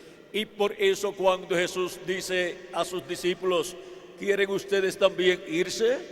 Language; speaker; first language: Spanish; native; Spanish